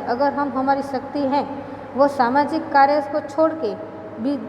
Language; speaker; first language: Hindi; non-native, local second language; Gujarati